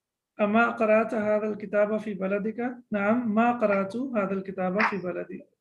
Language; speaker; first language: Arabic; non-native, fluent; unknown